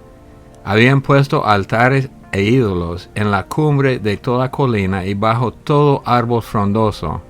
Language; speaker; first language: Spanish; native; Spanish